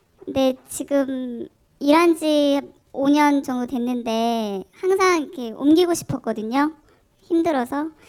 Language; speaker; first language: Korean; native; Korean